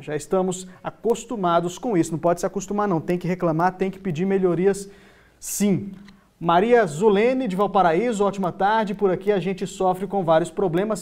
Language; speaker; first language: Portuguese; native; Portuguese